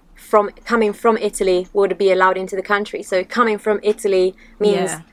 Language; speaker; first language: English; non-native, fluent; Italian